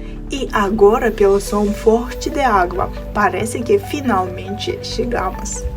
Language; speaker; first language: Portuguese; non-native, fluent; Russian